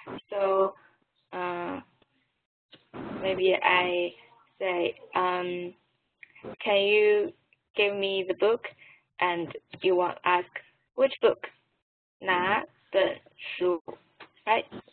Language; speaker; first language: English; non-native, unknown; Chinese